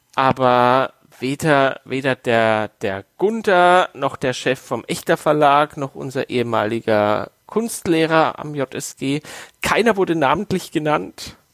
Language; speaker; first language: German; native; German